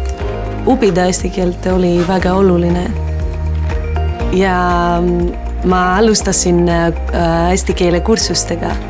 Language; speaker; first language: Estonian; non-native, learner; Greek